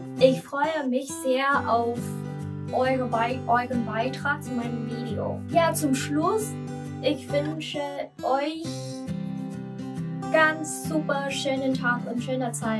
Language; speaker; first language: German; non-native, learner; Vietnamese